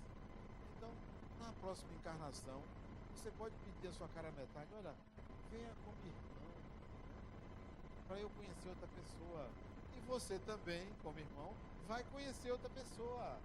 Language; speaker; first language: Portuguese; native; Portuguese